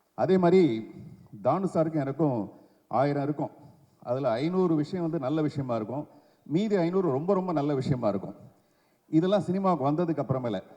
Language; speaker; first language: Tamil; native; Tamil